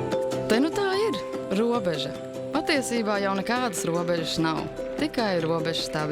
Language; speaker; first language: Latvian; native; Latvian